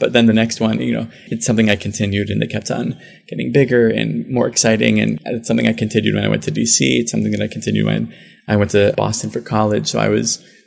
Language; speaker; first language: English; native; English